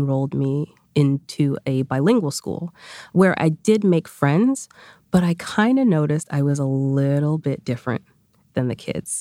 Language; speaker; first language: English; early bilingual, other home language; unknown